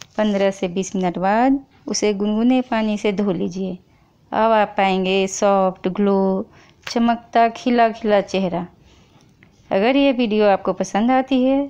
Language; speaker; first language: Hindi; native; Hindi